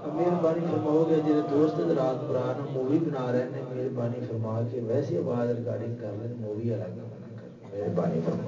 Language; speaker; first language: Urdu; non-native, local second language; Punjabi